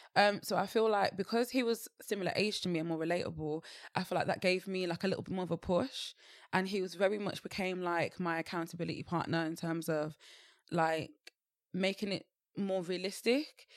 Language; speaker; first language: English; native; English